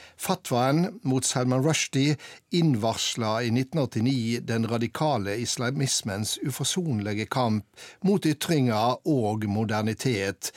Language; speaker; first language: Norwegian; native; Norwegian